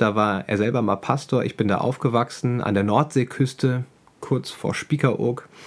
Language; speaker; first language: German; native; German